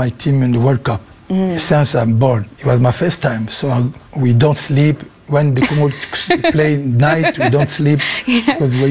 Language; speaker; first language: English; non-native, learner; Lingala